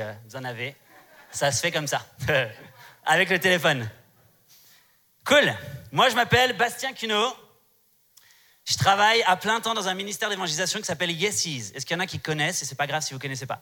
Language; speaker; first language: French; native; French